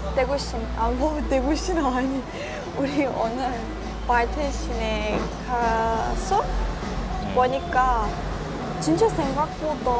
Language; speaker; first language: Korean; non-native, learner; Turkish